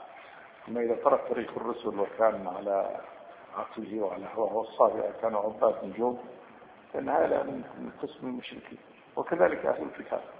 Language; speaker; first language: Arabic; native; Arabic